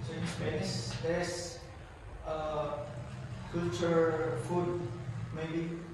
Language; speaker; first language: English; non-native, learner; Indonesian